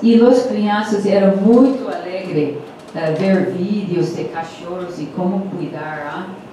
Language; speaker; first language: Portuguese; non-native, learner; English